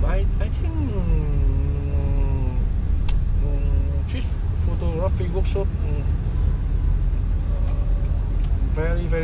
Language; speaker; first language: English; non-native, learner; Vietnamese